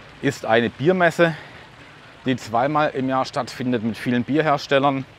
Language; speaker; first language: German; native; German